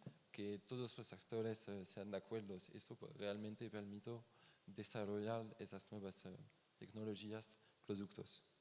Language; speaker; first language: Spanish; non-native, fluent; French